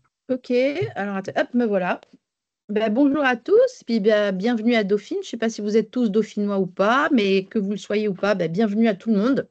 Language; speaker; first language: French; native; French